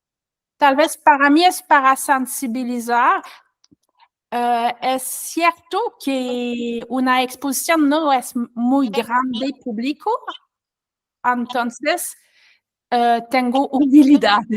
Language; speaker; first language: Spanish; non-native, learner; French